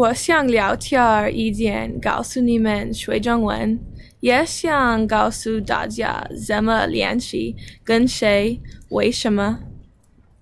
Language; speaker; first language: Chinese; non-native, learner; English